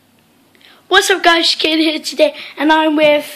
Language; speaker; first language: English; native; English